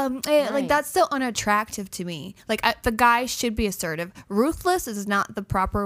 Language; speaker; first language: English; native; English